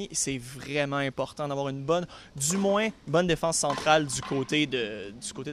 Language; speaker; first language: French; native; French